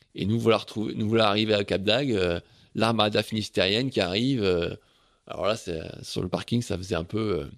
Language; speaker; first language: French; native; French